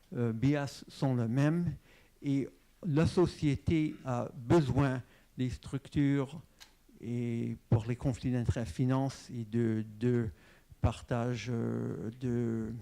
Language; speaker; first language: French; non-native, fluent; English